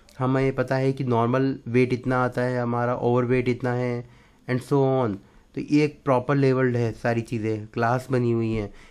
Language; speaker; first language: Hindi; native; Hindi